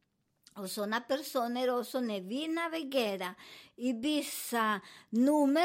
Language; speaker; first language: Swedish; non-native, learner; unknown